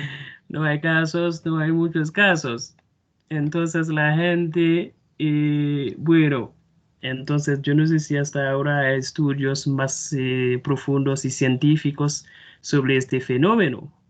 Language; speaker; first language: Spanish; non-native, fluent; Haitian Creole